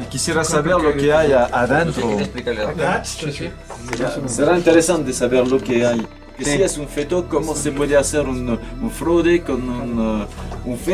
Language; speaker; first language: Spanish; non-native, fluent; French